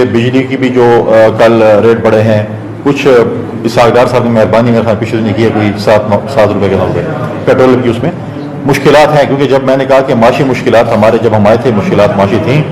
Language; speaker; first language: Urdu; non-native, local second language; Saraiki